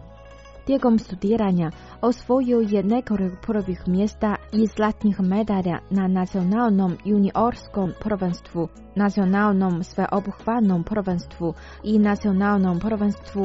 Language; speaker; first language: Croatian; non-native, fluent; Chinese